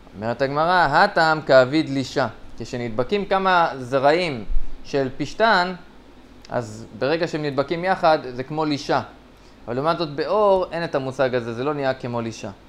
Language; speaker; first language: Hebrew; native; Hebrew